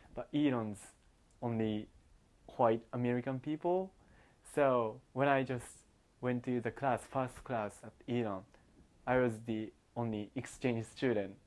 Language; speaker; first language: English; non-native, learner; Japanese